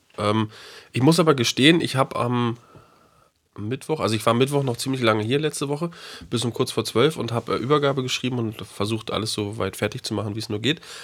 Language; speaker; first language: German; native; German